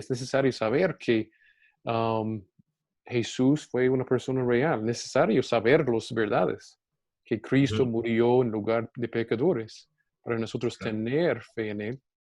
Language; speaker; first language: Spanish; non-native, fluent; English